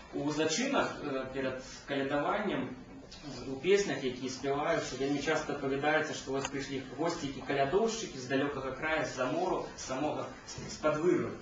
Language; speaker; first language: Belarusian; native; Belarusian